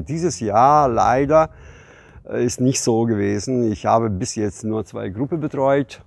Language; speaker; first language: German; non-native, fluent; Italian